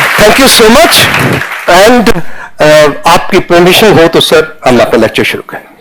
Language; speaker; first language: Hindi; non-native, local second language; Punjabi